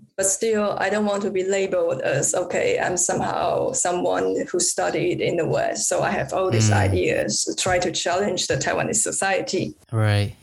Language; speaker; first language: English; non-native, fluent; Chinese